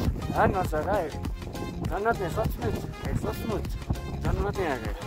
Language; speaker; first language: Hindi; non-native, local second language; Nepali